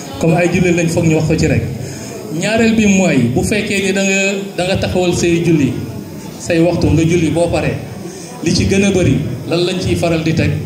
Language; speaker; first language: Wolof; native; Wolof